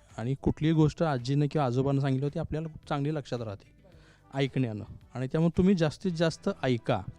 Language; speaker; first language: Marathi; native; Marathi